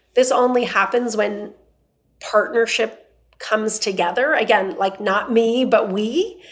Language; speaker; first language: English; non-native, fluent; Persian